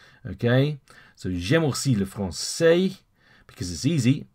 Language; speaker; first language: French; non-native, fluent; English